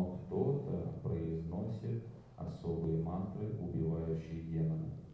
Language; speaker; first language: Russian; native; Russian